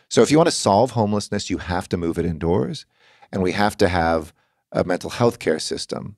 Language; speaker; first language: English; native; English